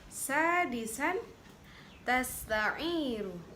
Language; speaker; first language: Arabic; non-native, fluent; Indonesian